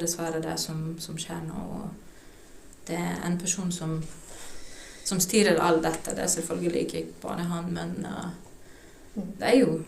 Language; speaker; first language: Norwegian; non-native, fluent; Ukrainian